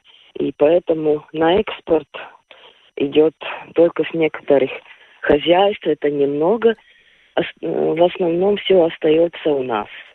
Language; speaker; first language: Russian; non-native, local second language; Latvian